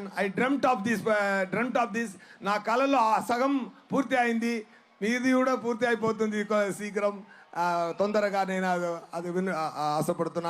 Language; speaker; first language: Telugu; non-native, local second language; Tamil